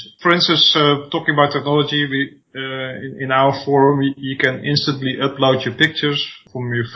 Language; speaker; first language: English; non-native, fluent; Dutch